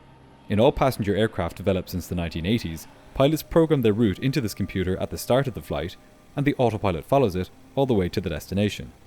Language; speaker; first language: English; native; English